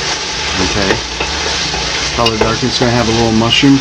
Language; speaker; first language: English; native; English